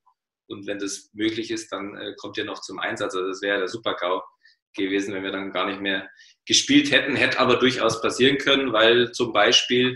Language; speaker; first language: German; native; German